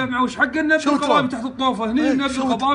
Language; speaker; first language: Arabic; native; Arabic